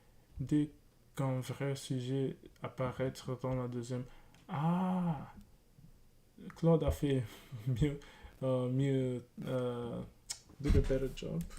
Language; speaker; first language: French; non-native, learner; English